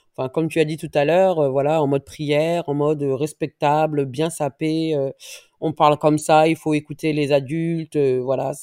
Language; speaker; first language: French; native; French